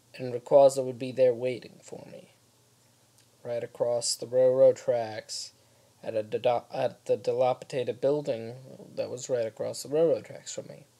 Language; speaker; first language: English; native; English